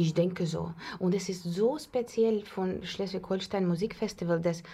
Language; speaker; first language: German; non-native, fluent; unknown